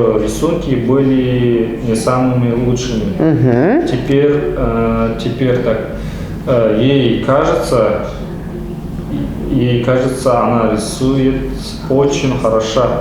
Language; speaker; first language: Russian; non-native, local second language; Kazakh